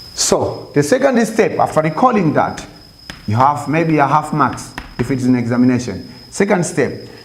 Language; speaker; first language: English; non-native, local second language; Swahili